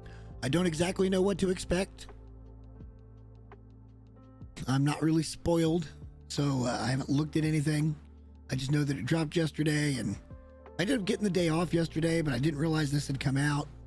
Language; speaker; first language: English; native; English